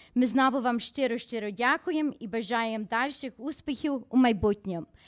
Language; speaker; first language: Ukrainian; early bilingual, heritage; Ukrainian